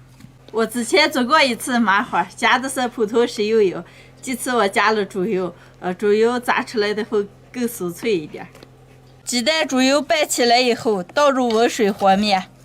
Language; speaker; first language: Chinese; native; Chinese